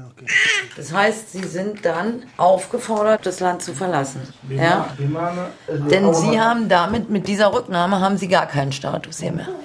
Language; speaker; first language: German; native; German